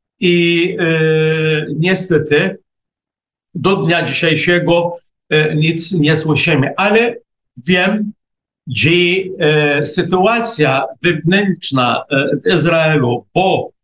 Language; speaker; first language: Polish; non-native, fluent; Arabic